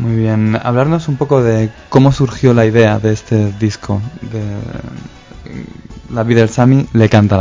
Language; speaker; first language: Spanish; native; Spanish